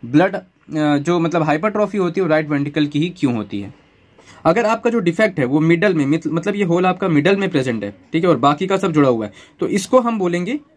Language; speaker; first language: Hindi; native; Hindi